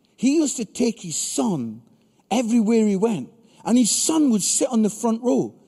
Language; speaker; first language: English; native; English